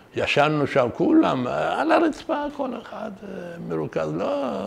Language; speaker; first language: Hebrew; non-native, fluent; Persian